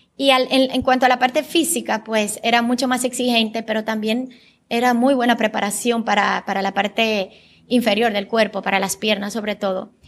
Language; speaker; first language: Spanish; early bilingual, other home language; Bulgarian